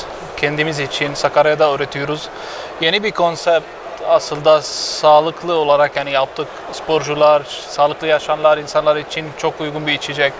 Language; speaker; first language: Turkish; non-native, fluent; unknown